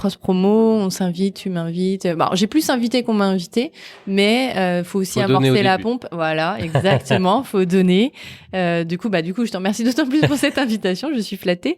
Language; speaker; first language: French; native; French